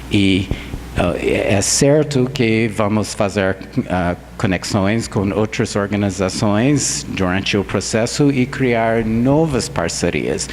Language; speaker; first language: Portuguese; non-native, fluent; English